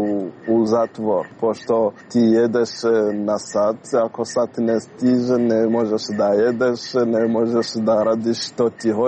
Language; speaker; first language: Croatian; non-native, learner; Rundi